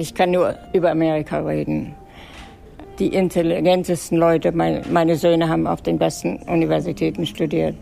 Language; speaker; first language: German; native; German